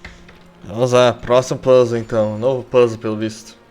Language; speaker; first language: Portuguese; native; Portuguese